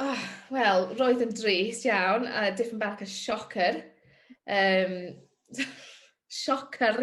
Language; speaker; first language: Welsh; non-native, learner; English